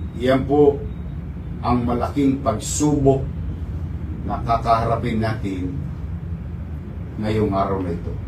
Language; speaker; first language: Filipino; native; Filipino